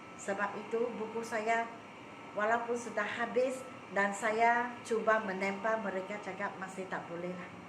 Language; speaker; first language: Malay; non-native, local second language; Chinese